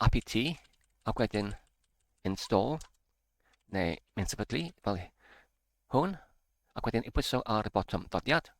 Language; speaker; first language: Welsh; non-native, learner; Polish